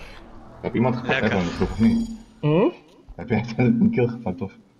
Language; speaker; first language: Dutch; non-native, local second language; Turkish